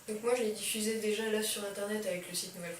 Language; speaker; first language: French; native; French